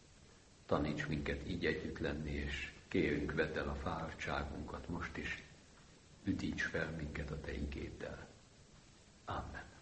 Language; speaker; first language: Hungarian; native; Hungarian